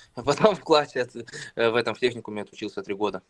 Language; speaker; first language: Russian; native; Russian